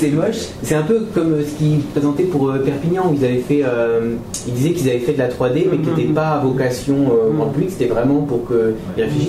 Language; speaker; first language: French; native; French